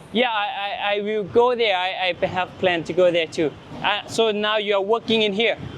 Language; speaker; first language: English; non-native, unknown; Thai